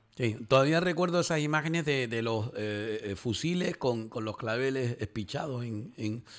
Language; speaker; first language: Spanish; native; Spanish